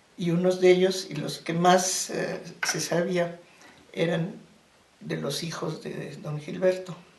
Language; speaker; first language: Spanish; early bilingual, other home language; German